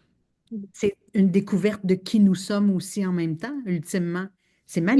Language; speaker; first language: French; native; French